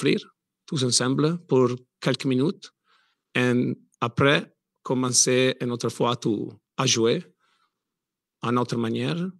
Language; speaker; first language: French; non-native, learner; Italian